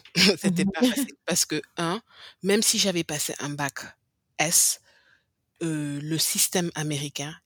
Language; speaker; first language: French; non-native, local second language; English